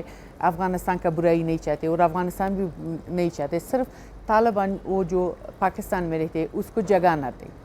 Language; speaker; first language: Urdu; non-native, fluent; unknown